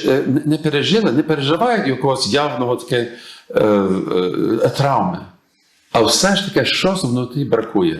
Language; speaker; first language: Ukrainian; native; Ukrainian